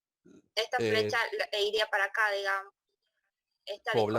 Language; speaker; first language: Spanish; native; Spanish